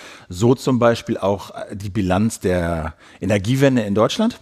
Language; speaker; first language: German; native; German